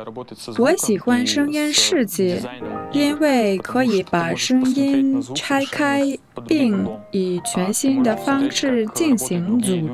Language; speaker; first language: Chinese; non-native, learner; Russian